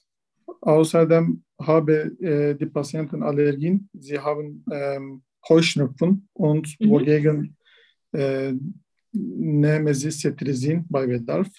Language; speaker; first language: German; non-native, learner; Turkish